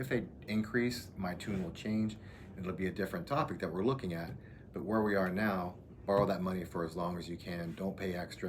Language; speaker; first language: English; native; English